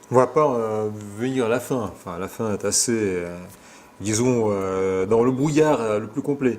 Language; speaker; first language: French; non-native, fluent; Russian